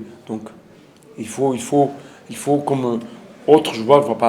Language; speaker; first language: French; non-native, learner; Portuguese